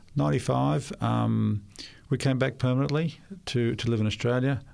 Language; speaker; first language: English; non-native, local second language; Russian